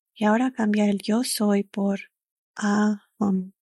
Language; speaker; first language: Spanish; early bilingual, other home language; English